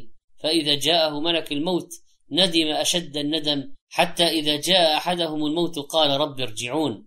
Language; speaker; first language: Arabic; native; Arabic